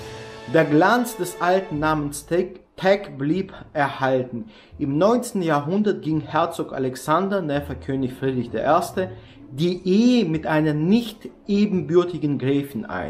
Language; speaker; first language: German; native; German